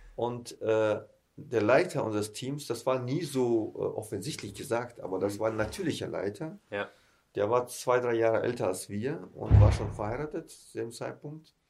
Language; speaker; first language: German; early bilingual, heritage; German